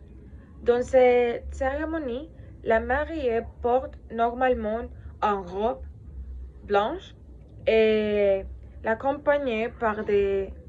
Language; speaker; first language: French; non-native, learner; Spanish